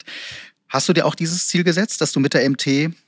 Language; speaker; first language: German; native; German